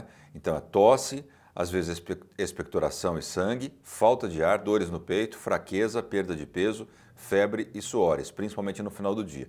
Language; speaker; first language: Portuguese; native; Portuguese